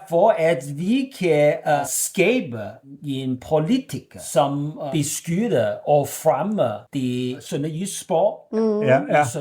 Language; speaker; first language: Danish; non-native, learner; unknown